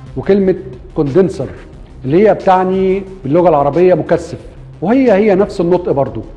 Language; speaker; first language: Arabic; native; Arabic